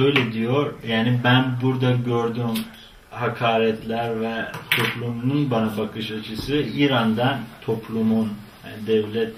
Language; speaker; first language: Turkish; non-native, fluent; Persian